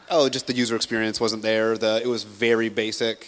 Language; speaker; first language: English; native; English